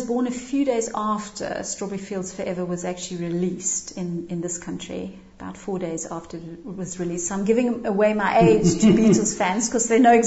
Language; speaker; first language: English; native; English